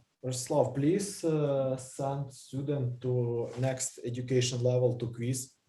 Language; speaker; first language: English; non-native, learner; Russian